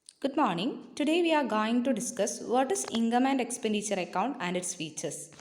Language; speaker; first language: English; non-native, local second language; Malayalam